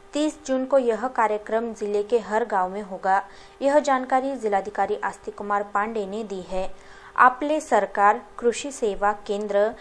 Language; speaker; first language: Hindi; non-native, local second language; Marathi